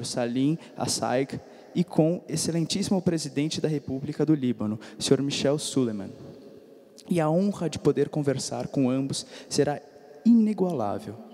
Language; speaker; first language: Portuguese; native; Portuguese